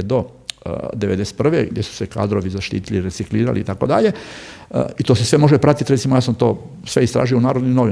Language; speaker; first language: Croatian; native; Croatian